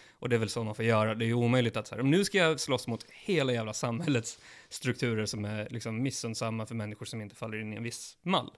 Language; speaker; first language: Swedish; early bilingual, other home language; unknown